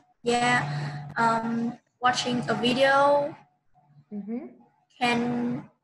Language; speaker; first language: English; non-native, learner; Vietnamese